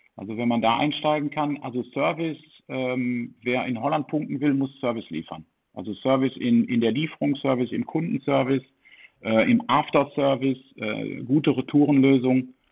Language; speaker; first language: German; early bilingual, heritage; German